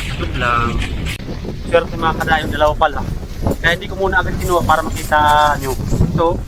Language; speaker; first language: Filipino; non-native, local second language; Waray